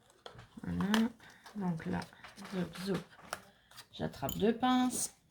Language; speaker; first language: French; native; French